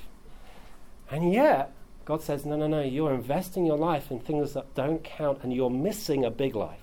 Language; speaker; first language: English; native; English